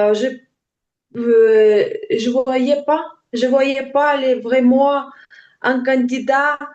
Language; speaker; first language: French; non-native, learner; Ukrainian